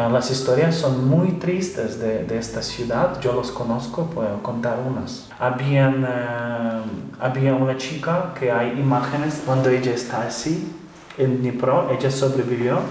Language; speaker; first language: Spanish; non-native, fluent; Ukrainian